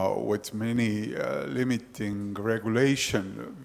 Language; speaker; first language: English; non-native, fluent; Estonian